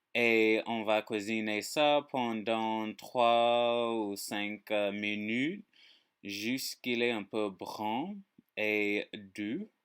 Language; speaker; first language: French; non-native, learner; English